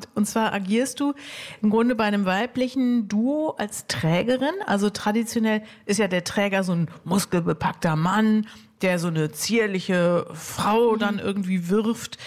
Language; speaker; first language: German; native; German